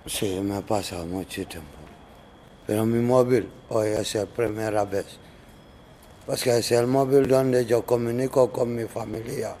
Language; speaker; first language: Spanish; non-native, learner; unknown